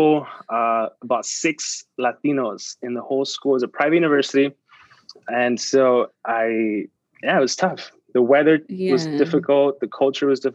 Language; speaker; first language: English; early bilingual, other home language; Spanish